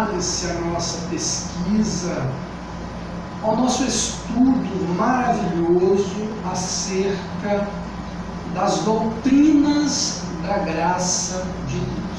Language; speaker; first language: Portuguese; native; Portuguese